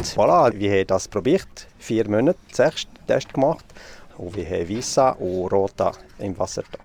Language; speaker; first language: German; non-native, local second language; French